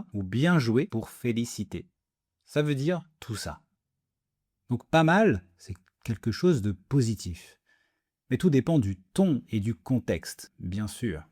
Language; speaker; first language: French; native; French